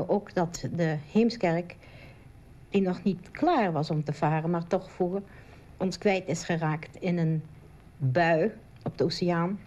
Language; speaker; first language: Dutch; native; Dutch